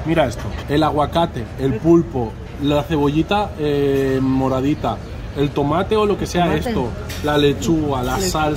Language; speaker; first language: Spanish; native; Spanish